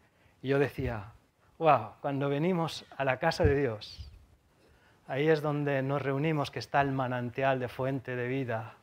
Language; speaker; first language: Spanish; native; Spanish